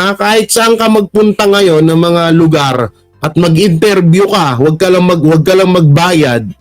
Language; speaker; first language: Filipino; non-native, local second language; Hiligaynon